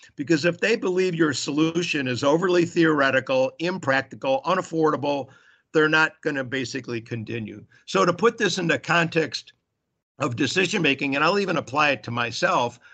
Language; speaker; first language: English; native; English